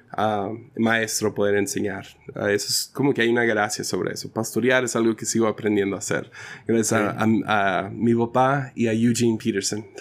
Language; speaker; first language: Spanish; early bilingual, other home language; English